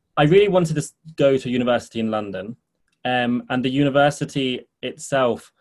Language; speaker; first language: English; early bilingual, heritage; English